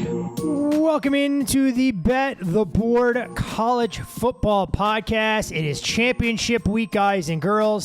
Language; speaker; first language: English; native; English